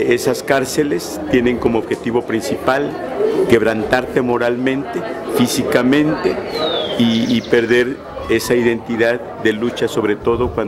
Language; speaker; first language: Spanish; native; Spanish